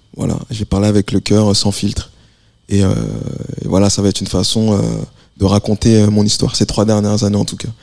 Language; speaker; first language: French; native; French